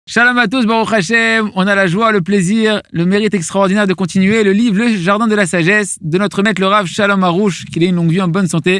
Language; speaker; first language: French; native; French